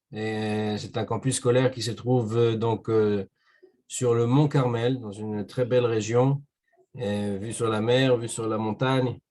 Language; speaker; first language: French; native; French